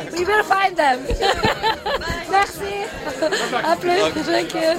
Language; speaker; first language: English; non-native, learner; German